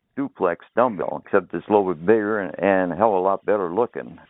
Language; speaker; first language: English; early bilingual, other home language; Finnish